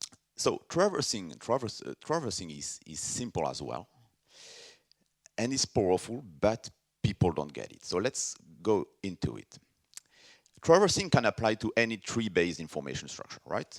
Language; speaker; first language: English; non-native, fluent; French